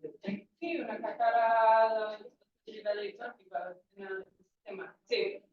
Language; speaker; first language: Spanish; non-native, fluent; English